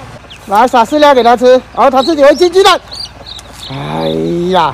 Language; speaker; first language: Chinese; native; Chinese